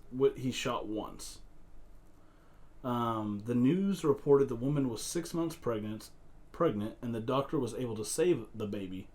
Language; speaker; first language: English; native; English